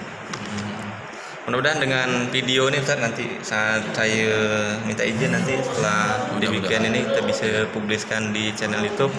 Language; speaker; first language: Indonesian; native; Indonesian